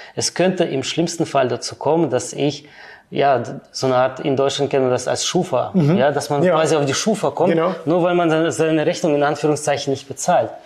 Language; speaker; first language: German; non-native, fluent; Russian